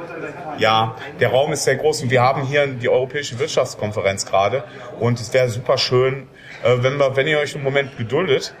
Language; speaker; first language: German; native; German